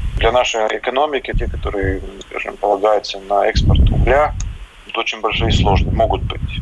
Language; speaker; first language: Russian; non-native, local second language; Latvian